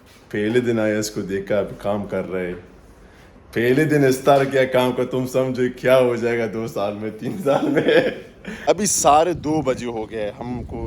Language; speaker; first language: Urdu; non-native, learner; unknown